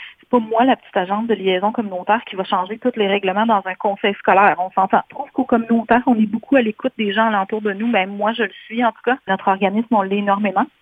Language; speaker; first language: French; native; French